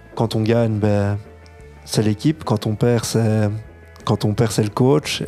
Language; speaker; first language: French; early bilingual, other home language; Italian